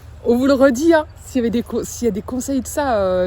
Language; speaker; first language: French; native; French